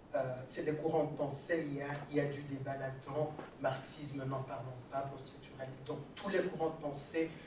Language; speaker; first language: French; non-native, local second language; Swahili